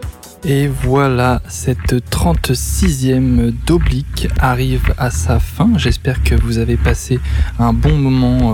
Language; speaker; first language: French; native; French